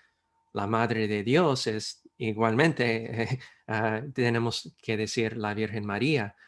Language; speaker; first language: Spanish; non-native, fluent; English